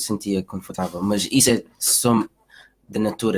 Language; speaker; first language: Portuguese; early bilingual, heritage; Portuguese